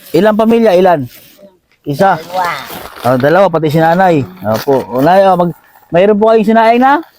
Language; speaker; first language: Filipino; native; Filipino